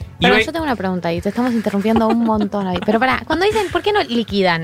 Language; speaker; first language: Spanish; native; Spanish